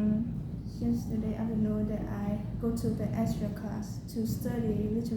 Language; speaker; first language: English; non-native, learner; Vietnamese